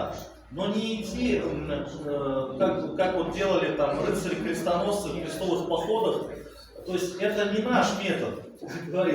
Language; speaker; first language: Russian; native; Russian